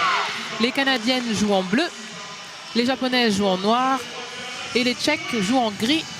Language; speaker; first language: French; native; French